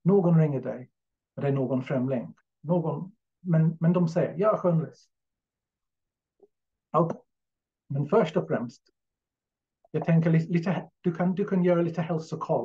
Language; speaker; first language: Swedish; non-native, fluent; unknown